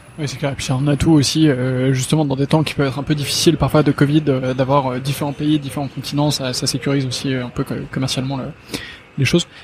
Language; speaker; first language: French; native; French